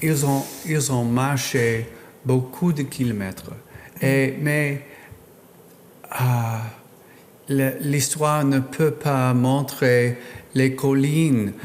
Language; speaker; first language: French; non-native, learner; English